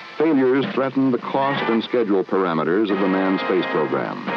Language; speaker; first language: English; native; English